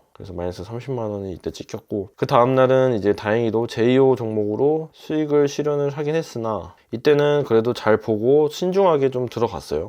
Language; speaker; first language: Korean; native; Korean